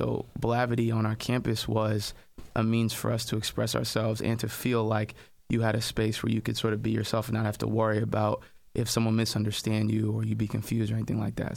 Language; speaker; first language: English; native; English